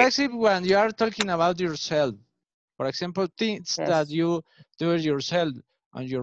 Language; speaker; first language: English; non-native, learner; Spanish